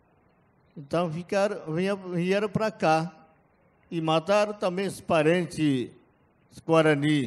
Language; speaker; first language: Portuguese; non-native, local second language; Yanomámi